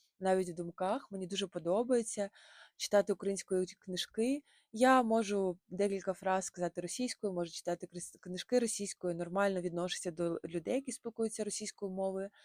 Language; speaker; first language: Ukrainian; non-native, local second language; Russian